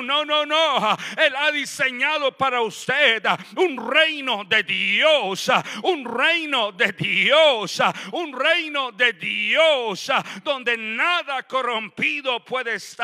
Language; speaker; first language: Spanish; native; Spanish